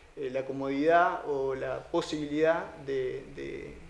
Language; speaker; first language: Spanish; native; Spanish